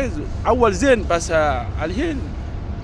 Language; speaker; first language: Arabic; non-native, learner; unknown